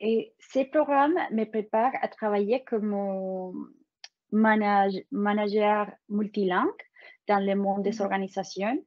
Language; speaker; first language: French; non-native, fluent; Spanish